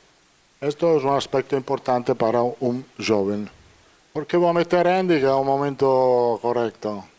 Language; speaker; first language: Portuguese; non-native, fluent; Italian